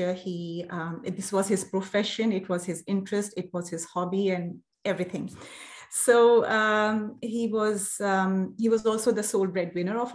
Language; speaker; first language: English; non-native, local second language; Urdu